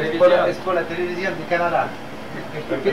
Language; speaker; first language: Spanish; non-native, fluent; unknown